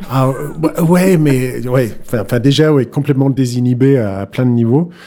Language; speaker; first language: French; non-native, fluent; Danish